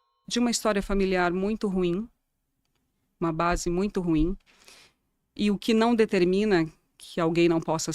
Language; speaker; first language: Portuguese; native; Portuguese